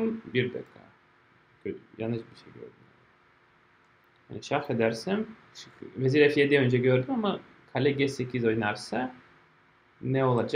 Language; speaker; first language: Turkish; non-native, fluent; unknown